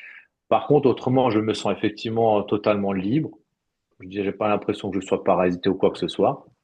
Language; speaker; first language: French; native; French